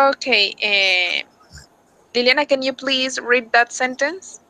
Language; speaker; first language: English; non-native, fluent; Spanish